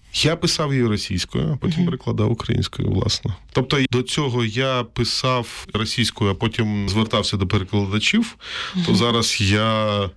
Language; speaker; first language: Ukrainian; non-native, local second language; Russian